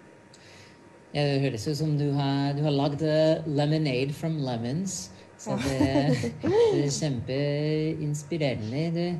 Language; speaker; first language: Norwegian; non-native, fluent; English